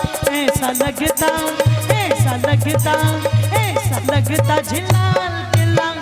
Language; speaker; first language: Hindi; native; Hindi